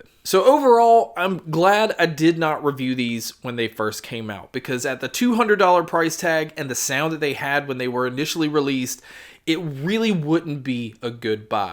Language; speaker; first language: English; native; English